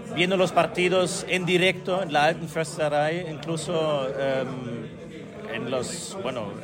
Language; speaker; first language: Spanish; non-native, fluent; German